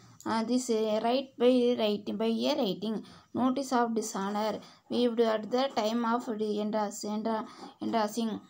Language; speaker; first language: English; non-native, local second language; Tamil